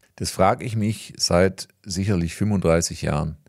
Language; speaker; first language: German; native; German